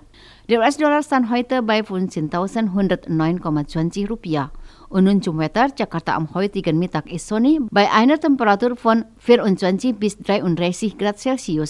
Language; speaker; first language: German; non-native, fluent; Indonesian